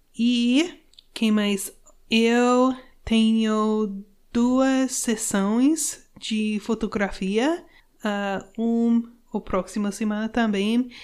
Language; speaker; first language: Portuguese; non-native, learner; English